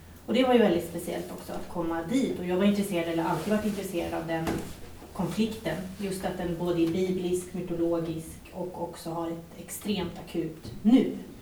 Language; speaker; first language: Swedish; native; Swedish